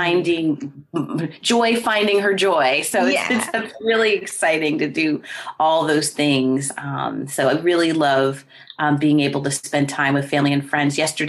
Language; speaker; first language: English; native; English